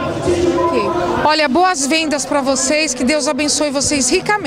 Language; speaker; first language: Portuguese; native; Portuguese